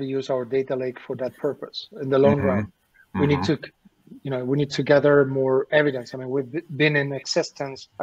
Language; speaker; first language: English; non-native, fluent; Spanish